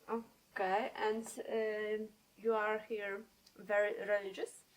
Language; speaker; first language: English; non-native, learner; Polish